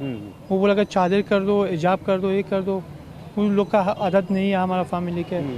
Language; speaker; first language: Hindi; non-native, local second language; Persian